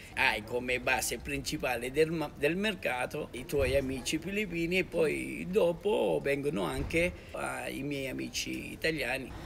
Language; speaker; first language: Italian; non-native, fluent; Filipino